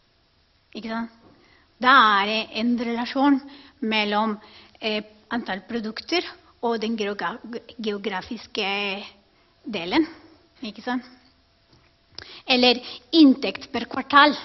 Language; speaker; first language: Norwegian; non-native, fluent; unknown